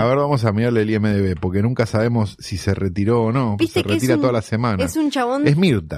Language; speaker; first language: Spanish; native; Spanish